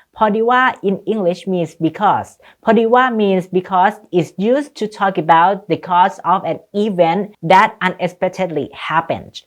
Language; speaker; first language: English; non-native, fluent; Thai